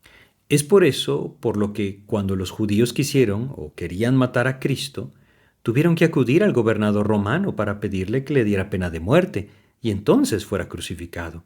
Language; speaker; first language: Spanish; native; Spanish